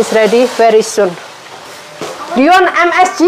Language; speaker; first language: English; non-native, learner; Indonesian